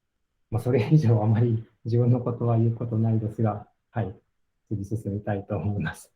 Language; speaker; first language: Japanese; native; Japanese